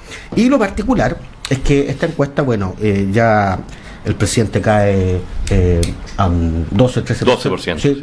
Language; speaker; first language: Spanish; native; Spanish